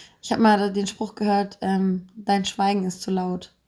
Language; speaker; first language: German; native; German